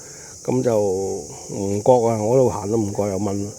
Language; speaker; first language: Chinese; native; Chinese